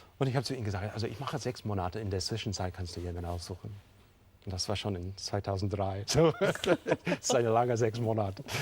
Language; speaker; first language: German; non-native, fluent; English